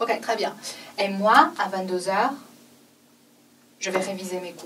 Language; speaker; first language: French; non-native, fluent; Chinese